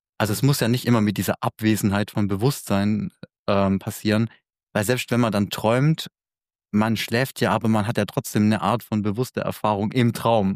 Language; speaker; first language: German; native; German